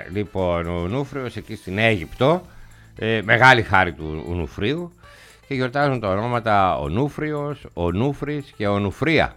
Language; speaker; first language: Greek; native; Greek